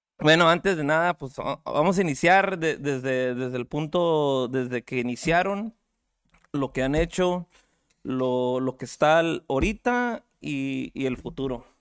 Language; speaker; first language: Spanish; early bilingual, heritage; Spanish